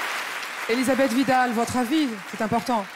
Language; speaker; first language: French; native; French